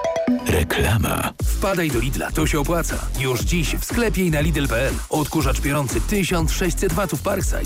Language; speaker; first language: Polish; native; Polish